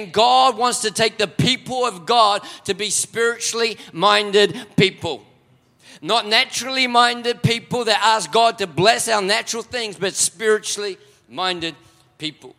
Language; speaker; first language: English; native; English